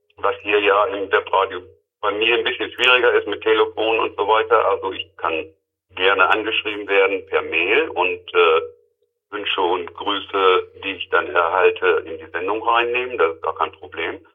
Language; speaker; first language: German; native; German